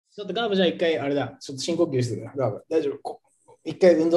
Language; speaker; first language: Japanese; native; Japanese